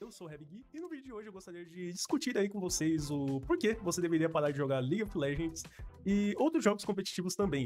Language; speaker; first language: Portuguese; native; Portuguese